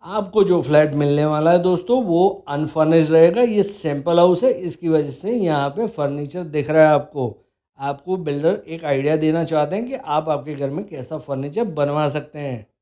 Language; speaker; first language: Hindi; non-native, local second language; Gujarati